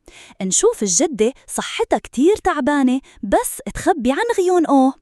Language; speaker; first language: Arabic; native; Arabic